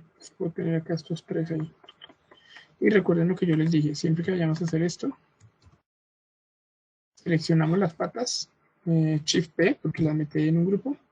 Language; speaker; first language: Spanish; native; Spanish